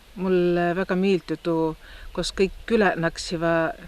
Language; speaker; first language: Estonian; native; Estonian